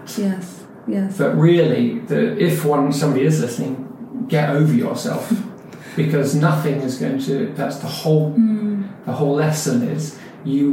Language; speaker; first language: English; native; English